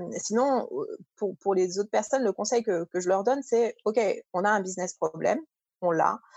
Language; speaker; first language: French; early bilingual, other home language; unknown